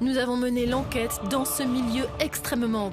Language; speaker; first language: French; native; French